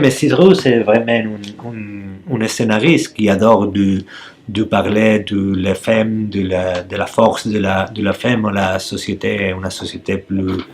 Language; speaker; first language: French; non-native, learner; Spanish